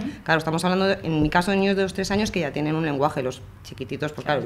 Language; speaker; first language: Spanish; native; Spanish